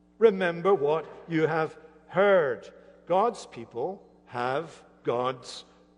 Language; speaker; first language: English; native; English